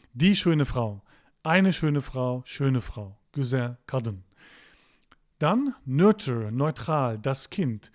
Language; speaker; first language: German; non-native, fluent; Turkish